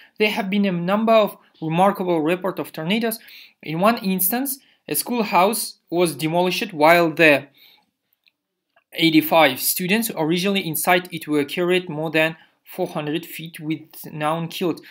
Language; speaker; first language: English; non-native, fluent; Kazakh